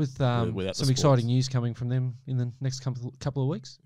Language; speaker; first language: English; native; English